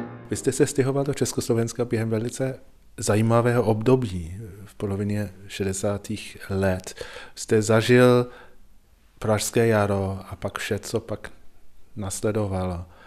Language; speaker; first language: Czech; non-native, fluent; English